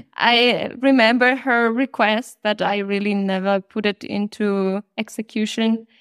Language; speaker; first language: English; non-native, fluent; Spanish